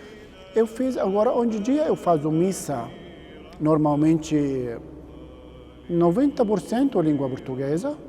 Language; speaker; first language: Portuguese; non-native, learner; Arabic